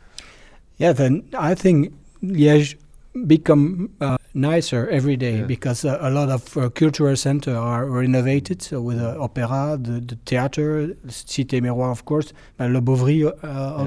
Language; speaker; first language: English; non-native, learner; French